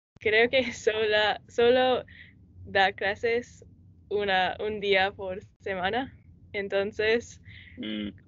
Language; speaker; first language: Spanish; non-native, learner; English